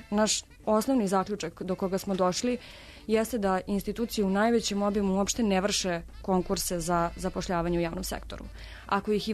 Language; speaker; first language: Serbian; native; Serbian